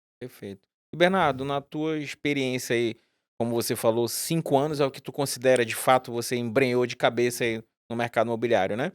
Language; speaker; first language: Portuguese; native; Portuguese